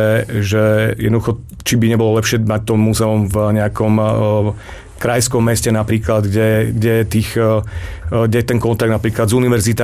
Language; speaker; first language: Slovak; native; Slovak